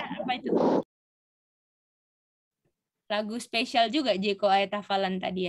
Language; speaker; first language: Indonesian; native; Indonesian